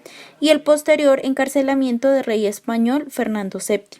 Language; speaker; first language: Spanish; native; Spanish